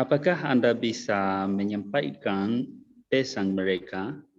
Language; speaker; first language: Indonesian; non-native, learner; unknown